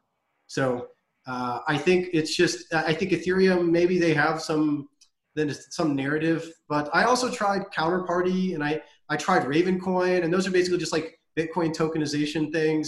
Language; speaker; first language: English; native; English